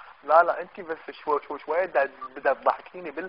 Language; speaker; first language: Arabic; native; Arabic